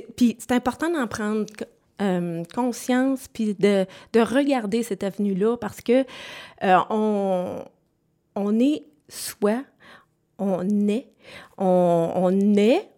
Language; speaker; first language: French; native; French